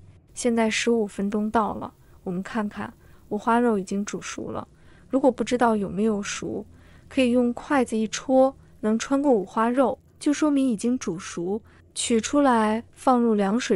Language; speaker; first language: Chinese; native; Chinese